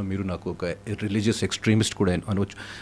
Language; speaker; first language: Telugu; non-native, fluent; Hindi